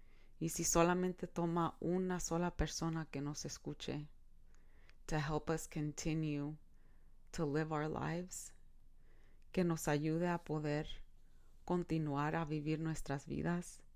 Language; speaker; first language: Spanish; early bilingual, other home language; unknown